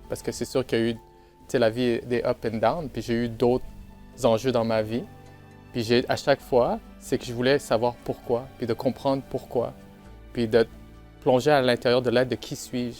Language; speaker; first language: French; native; French